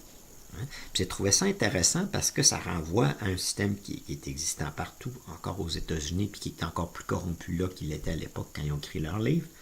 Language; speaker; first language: French; native; French